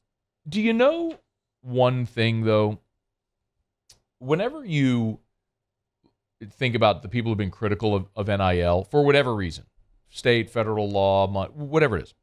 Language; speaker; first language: English; native; English